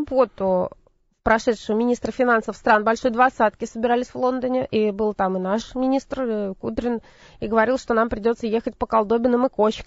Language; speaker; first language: Russian; native; Russian